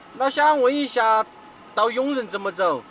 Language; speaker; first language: Chinese; native; Chinese